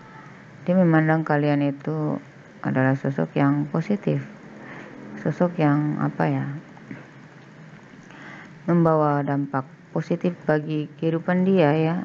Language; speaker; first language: Indonesian; native; Indonesian